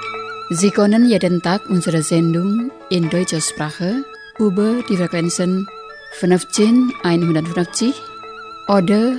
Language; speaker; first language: German; non-native, fluent; Indonesian